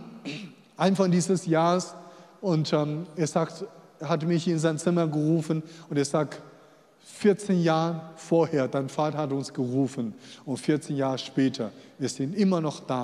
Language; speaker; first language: German; non-native, fluent; Chinese